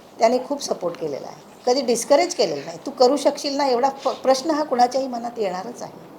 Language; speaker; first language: Marathi; native; Marathi